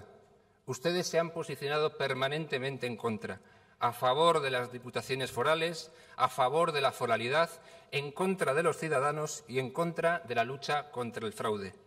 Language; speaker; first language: Spanish; native; Spanish